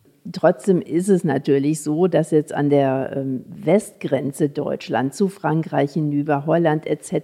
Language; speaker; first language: German; native; German